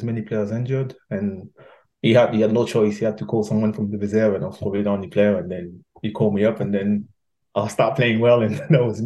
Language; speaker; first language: English; non-native, fluent; French